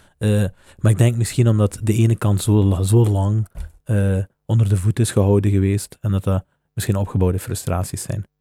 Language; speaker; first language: Dutch; native; Dutch